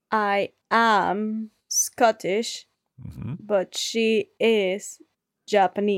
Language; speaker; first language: English; non-native, learner; Spanish